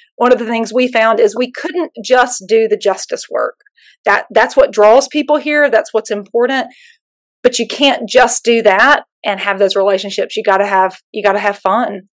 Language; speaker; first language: English; native; English